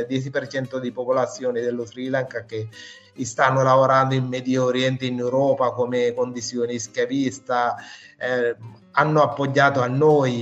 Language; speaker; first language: Italian; non-native, fluent; Sinhala